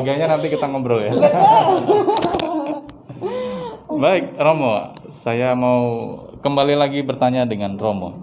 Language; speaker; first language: Indonesian; native; Indonesian